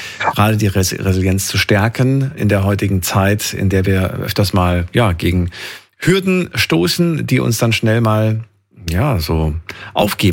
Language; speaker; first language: German; native; German